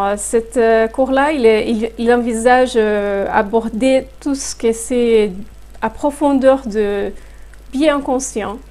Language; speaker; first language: French; non-native, fluent; Portuguese